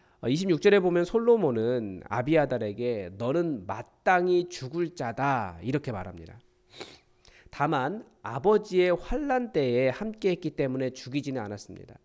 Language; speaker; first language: Korean; native; Korean